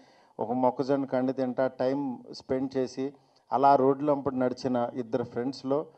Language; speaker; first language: Telugu; native; Telugu